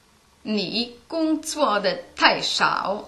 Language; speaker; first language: Chinese; non-native, learner; German